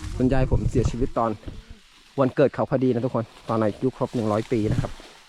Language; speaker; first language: Thai; non-native, local second language; Karen languages